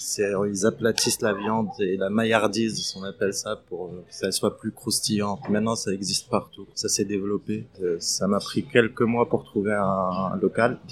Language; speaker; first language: French; non-native, fluent; Arabic